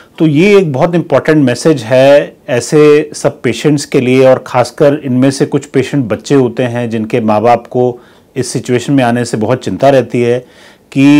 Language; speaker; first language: Hindi; native; Hindi